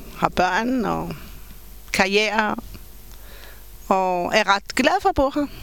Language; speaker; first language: Danish; non-native, fluent; Hebrew